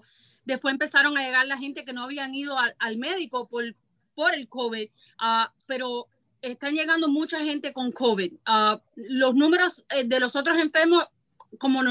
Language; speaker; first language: Spanish; early bilingual, heritage; Spanish